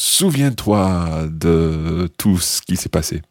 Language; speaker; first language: French; non-native, fluent; English